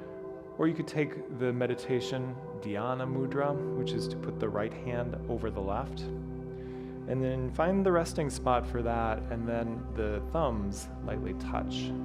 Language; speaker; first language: English; native; English